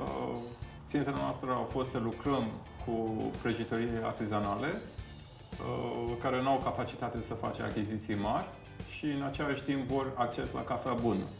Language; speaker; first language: Romanian; non-native, fluent; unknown